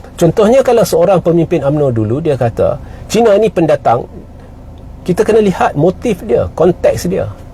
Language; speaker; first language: Malay; native; Malay